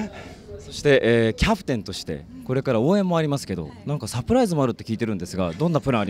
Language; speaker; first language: Japanese; native; Japanese